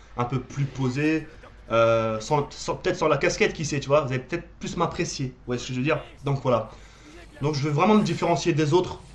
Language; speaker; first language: French; early bilingual, other home language; Arabic